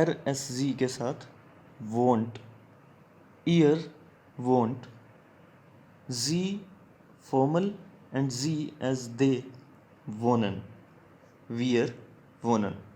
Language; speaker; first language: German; non-native, learner; Hindi